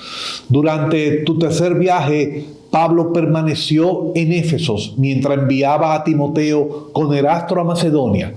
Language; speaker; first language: Spanish; native; Spanish